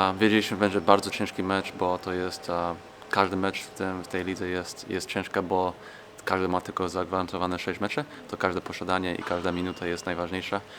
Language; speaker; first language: Polish; non-native, fluent; English